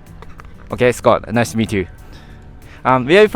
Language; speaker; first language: English; non-native, learner; Japanese